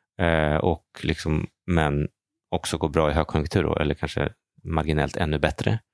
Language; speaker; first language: Swedish; native; Swedish